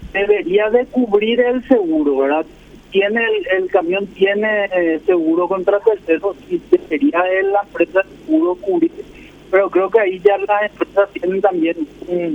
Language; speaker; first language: Spanish; native; Spanish